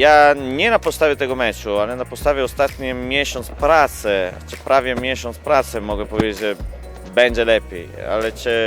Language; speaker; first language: Polish; non-native, fluent; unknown